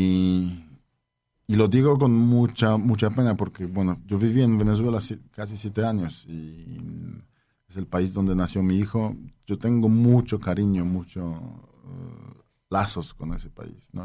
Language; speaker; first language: Spanish; non-native, fluent; Polish